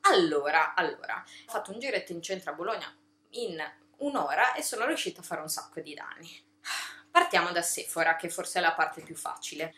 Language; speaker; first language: Italian; native; Italian